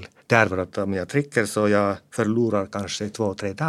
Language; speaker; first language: Swedish; non-native, fluent; Finnish